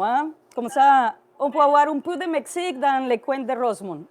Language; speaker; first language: French; non-native, learner; Spanish